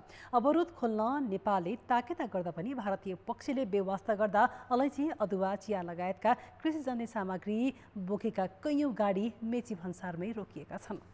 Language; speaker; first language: Nepali; native; Nepali